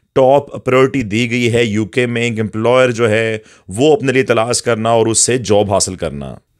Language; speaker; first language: Urdu; native; Urdu